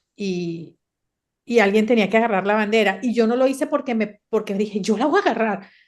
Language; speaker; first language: Spanish; native; Spanish